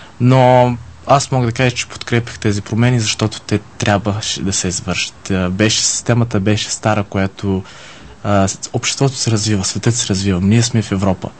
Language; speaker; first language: Bulgarian; early bilingual, heritage; Bulgarian